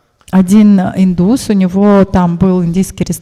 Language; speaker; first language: Russian; native; Russian